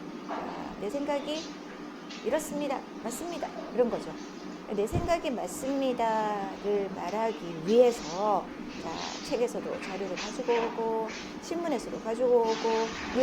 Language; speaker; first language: Korean; native; Korean